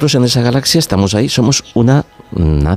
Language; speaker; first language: Spanish; native; Spanish